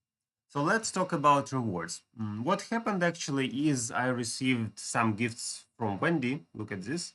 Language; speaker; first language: English; non-native, fluent; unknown